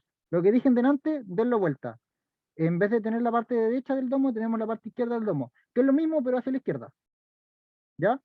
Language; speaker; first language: Spanish; native; Spanish